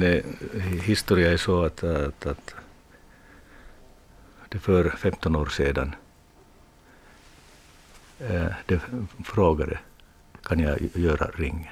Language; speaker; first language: Swedish; non-native, learner; Finnish